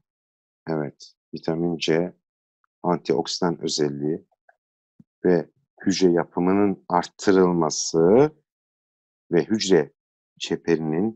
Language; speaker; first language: Turkish; native; Turkish